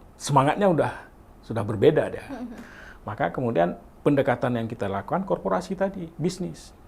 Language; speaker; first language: Indonesian; non-native, local second language; Achinese